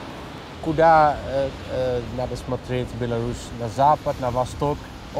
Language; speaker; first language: Russian; non-native, fluent; Dutch